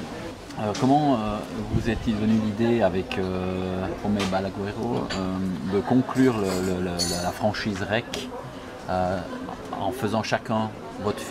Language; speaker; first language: French; native; French